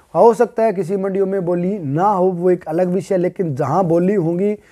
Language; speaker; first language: Hindi; native; Hindi